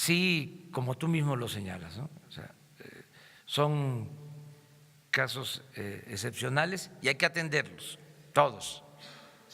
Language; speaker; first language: Spanish; native; Spanish